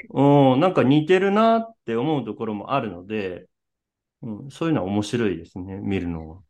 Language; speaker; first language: Japanese; native; Japanese